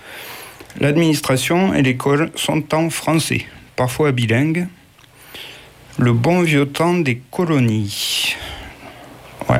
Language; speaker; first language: French; native; French